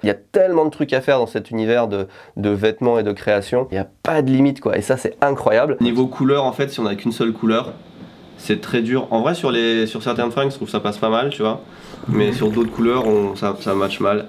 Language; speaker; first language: French; native; French